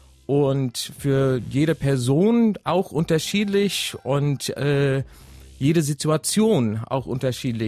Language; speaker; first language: German; non-native, fluent; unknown